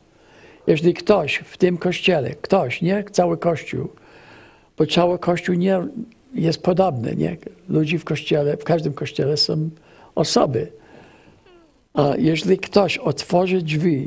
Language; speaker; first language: Polish; early bilingual, heritage; English